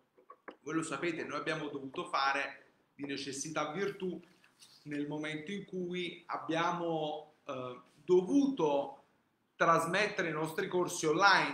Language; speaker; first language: Italian; native; Italian